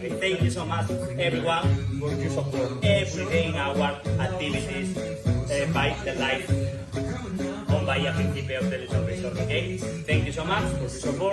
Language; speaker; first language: English; non-native, learner; Spanish